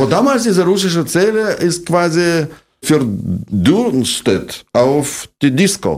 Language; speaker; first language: German; non-native, fluent; Russian